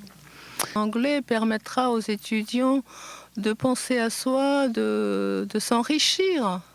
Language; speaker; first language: French; non-native, fluent; Japanese